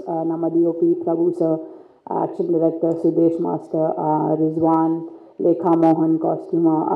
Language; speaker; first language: Tamil; non-native, learner; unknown